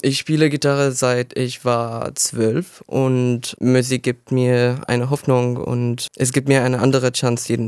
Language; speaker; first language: German; non-native, learner; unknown